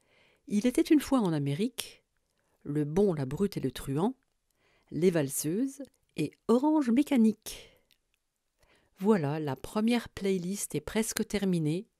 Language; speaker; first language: French; native; French